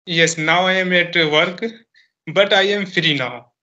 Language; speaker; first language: English; non-native, local second language; Hindi